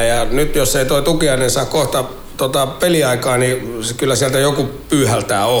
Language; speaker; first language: Finnish; native; Finnish